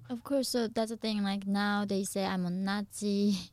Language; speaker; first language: English; non-native, fluent; Korean